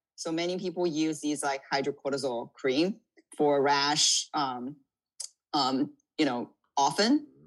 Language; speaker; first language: English; non-native, fluent; Chinese